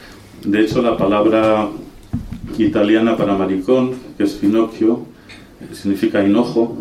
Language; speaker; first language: Spanish; native; Spanish